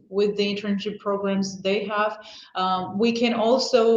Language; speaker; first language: English; non-native, fluent; Armenian